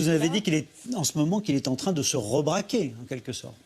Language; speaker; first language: French; native; French